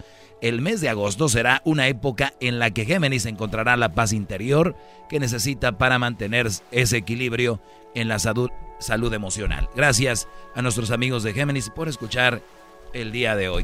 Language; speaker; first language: Spanish; native; Spanish